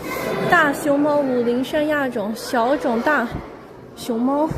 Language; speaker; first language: Chinese; early bilingual, heritage; English